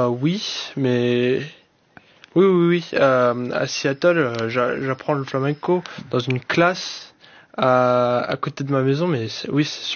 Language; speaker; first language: French; early bilingual, heritage; French